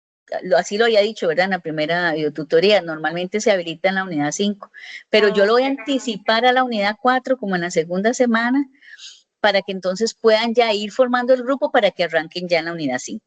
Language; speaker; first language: Spanish; native; Spanish